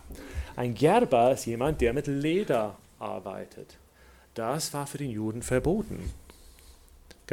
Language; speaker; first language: German; non-native, fluent; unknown